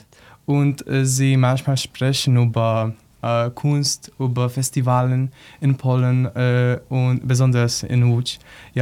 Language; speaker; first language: German; non-native, learner; Polish